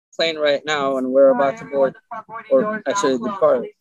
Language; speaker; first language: English; early bilingual, other home language; Arabic